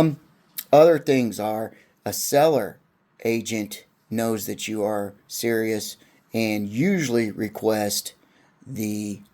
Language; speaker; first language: English; native; English